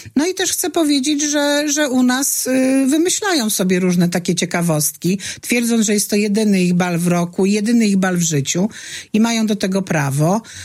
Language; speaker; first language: Polish; native; Polish